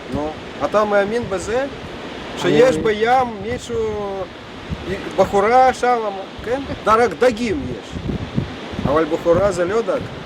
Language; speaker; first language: Hebrew; non-native, fluent; Russian